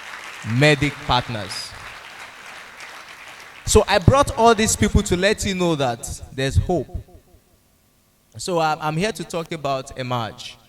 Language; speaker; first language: English; non-native, local second language; Yoruba